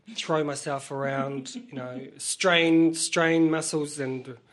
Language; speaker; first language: English; native; English